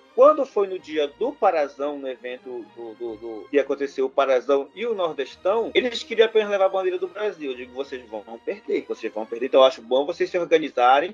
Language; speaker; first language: Portuguese; native; Portuguese